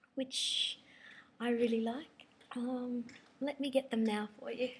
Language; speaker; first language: English; native; English